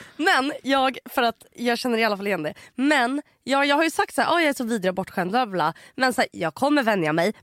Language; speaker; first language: Swedish; native; Swedish